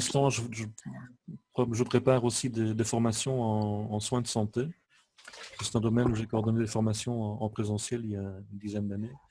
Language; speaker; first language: French; native; French